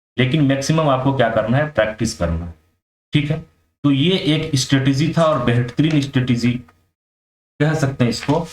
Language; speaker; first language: Hindi; native; Hindi